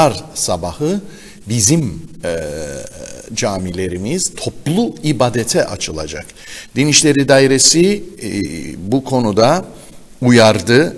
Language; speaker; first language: Turkish; native; Turkish